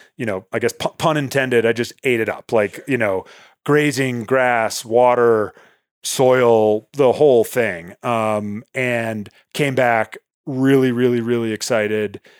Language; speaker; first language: English; native; English